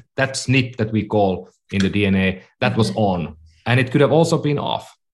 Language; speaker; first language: English; non-native, fluent; Finnish